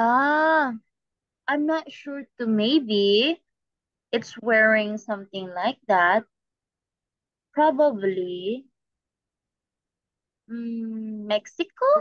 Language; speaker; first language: English; non-native, fluent; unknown